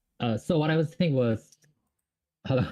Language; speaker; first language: English; non-native, fluent; Japanese